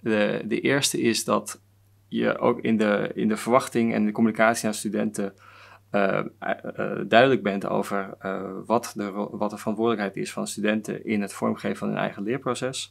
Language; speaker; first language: Dutch; native; Dutch